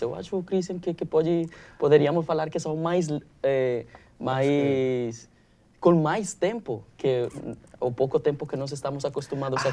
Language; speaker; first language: Portuguese; non-native, learner; Spanish